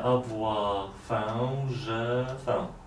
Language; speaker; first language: French; non-native, learner; Polish